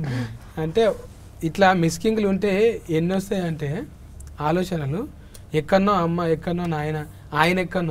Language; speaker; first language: Telugu; native; Telugu